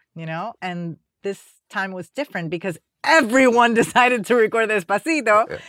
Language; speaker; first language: English; non-native, fluent; Spanish